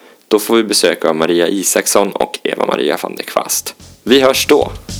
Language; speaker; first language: Swedish; native; Swedish